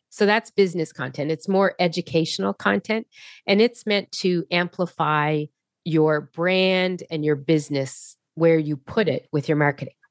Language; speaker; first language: English; native; English